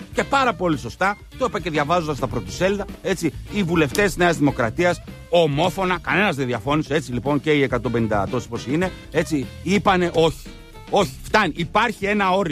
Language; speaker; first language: Greek; native; Greek